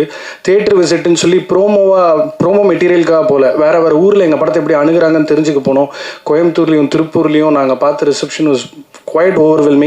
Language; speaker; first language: Tamil; native; Tamil